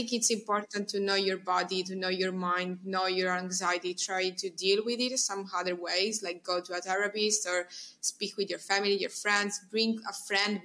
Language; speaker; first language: English; non-native, fluent; Italian